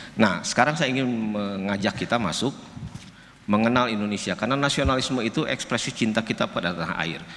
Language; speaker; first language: Indonesian; non-native, local second language; Sundanese